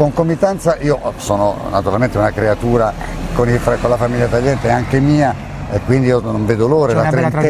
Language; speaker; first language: Italian; native; Italian